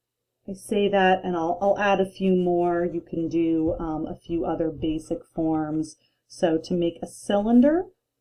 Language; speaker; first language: English; native; English